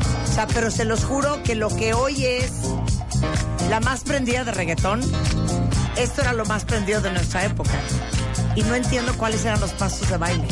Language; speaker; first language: Spanish; native; Spanish